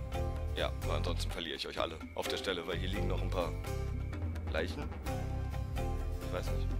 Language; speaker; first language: German; native; German